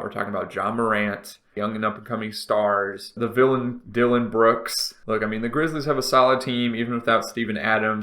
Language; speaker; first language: English; native; English